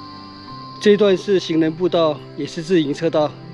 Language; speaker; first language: Chinese; native; Chinese